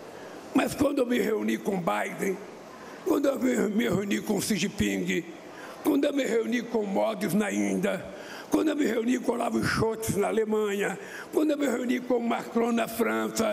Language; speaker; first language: Portuguese; native; Portuguese